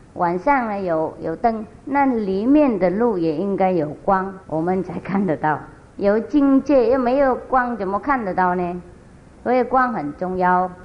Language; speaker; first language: Chinese; non-native, fluent; Vietnamese